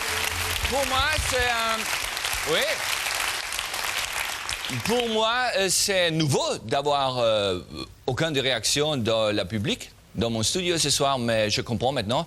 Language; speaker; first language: French; non-native, learner; German